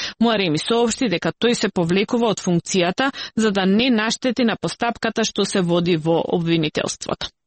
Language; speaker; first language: Macedonian; native; Macedonian